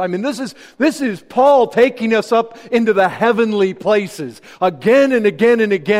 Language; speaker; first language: English; native; English